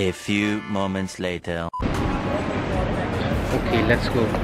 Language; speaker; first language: English; non-native, local second language; Hindi